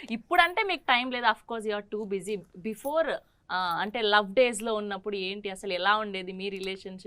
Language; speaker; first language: Telugu; native; Telugu